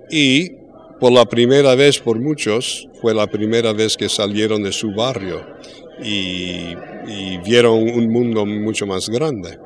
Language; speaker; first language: Spanish; early bilingual, heritage; English